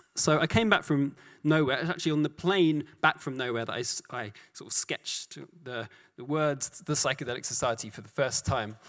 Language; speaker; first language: English; native; English